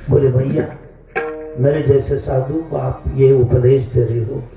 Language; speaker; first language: Hindi; non-native, local second language; Marathi